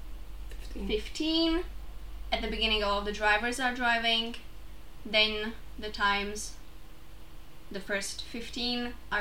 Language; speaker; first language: English; non-native, fluent; Czech